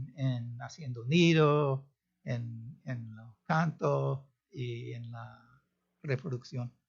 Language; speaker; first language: Spanish; non-native, fluent; English